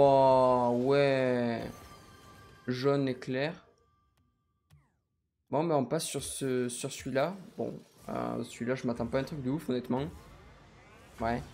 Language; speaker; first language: French; native; French